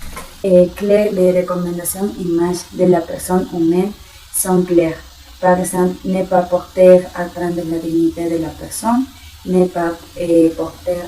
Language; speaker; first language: French; non-native, learner; Spanish